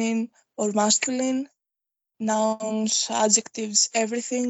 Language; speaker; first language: English; non-native, fluent; Greek